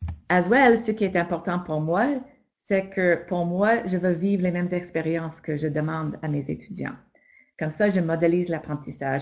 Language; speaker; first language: French; non-native, fluent; English